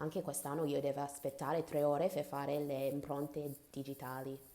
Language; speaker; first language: Italian; non-native, learner; English